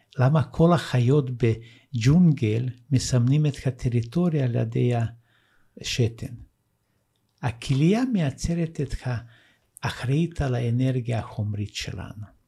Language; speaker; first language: Hebrew; non-native, fluent; Russian